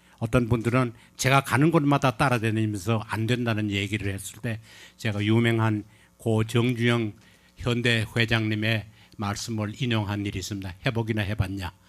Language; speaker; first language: Korean; native; Korean